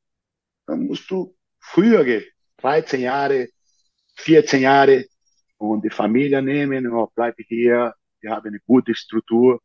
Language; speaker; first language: German; non-native, learner; Portuguese